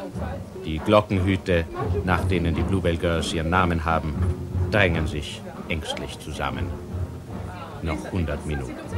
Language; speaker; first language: German; native; German